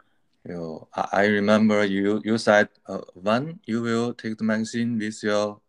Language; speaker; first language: English; non-native, learner; Chinese